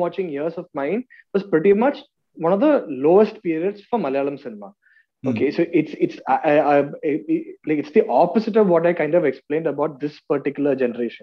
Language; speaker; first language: English; non-native, local second language; Malayalam